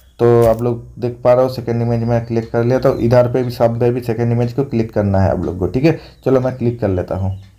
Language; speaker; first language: Hindi; non-native, local second language; Bangla